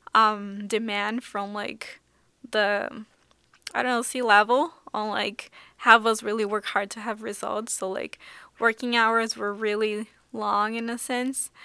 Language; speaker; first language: English; non-native, fluent; Portuguese